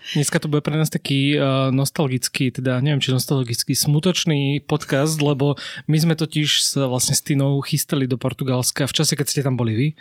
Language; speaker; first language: Slovak; native; Slovak